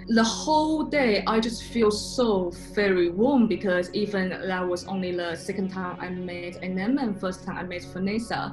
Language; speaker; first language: English; non-native, fluent; Chinese